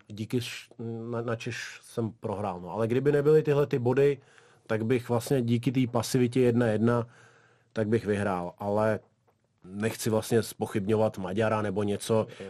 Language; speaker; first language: Czech; early bilingual, other home language; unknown